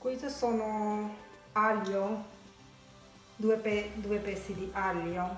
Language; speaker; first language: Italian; non-native, learner; Tamil